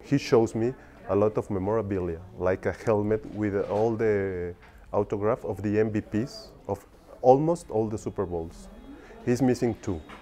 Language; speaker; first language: English; non-native, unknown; Spanish